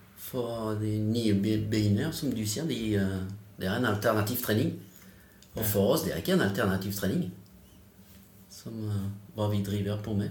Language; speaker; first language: Norwegian; non-native, fluent; French